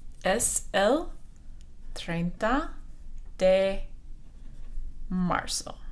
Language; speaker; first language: Spanish; non-native, fluent; English